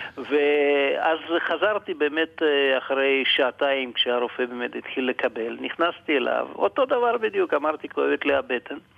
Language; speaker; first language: Hebrew; non-native, fluent; Russian